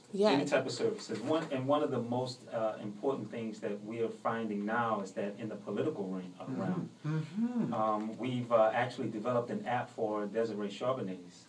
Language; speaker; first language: English; native; English